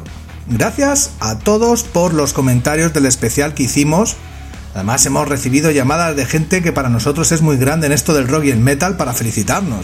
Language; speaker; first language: Spanish; native; Spanish